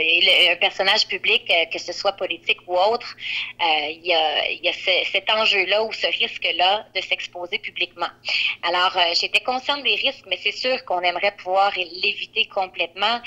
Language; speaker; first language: French; native; French